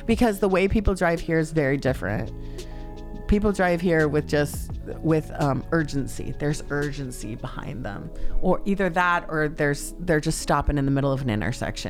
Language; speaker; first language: English; native; English